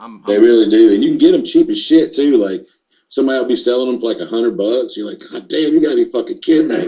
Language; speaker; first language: English; native; English